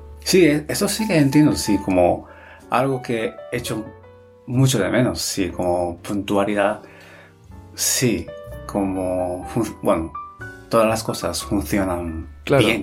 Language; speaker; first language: Spanish; non-native, fluent; Japanese